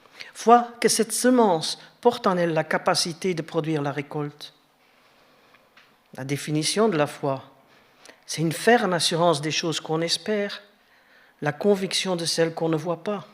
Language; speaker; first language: French; native; French